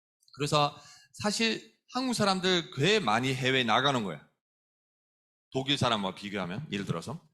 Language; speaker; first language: Korean; non-native, fluent; German